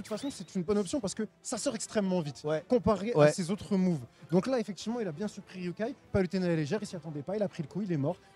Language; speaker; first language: French; native; French